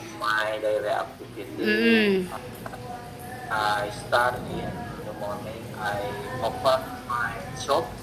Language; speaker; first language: English; non-native, learner; Indonesian